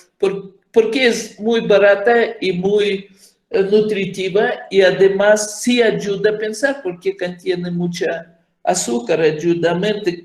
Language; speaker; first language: Spanish; non-native, fluent; Ukrainian